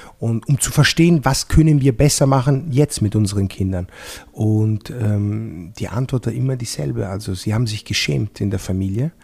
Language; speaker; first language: German; non-native, fluent; Italian